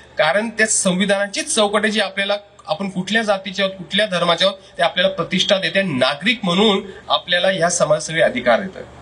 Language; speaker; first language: Marathi; non-native, local second language; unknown